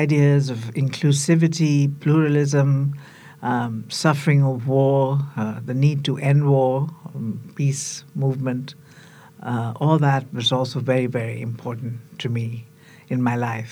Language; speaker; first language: English; non-native, local second language; Tamil